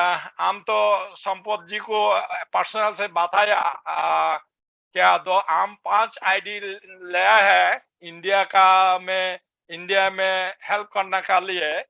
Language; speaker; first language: Hindi; non-native, learner; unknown